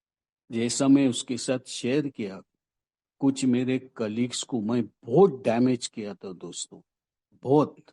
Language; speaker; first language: Hindi; non-native, local second language; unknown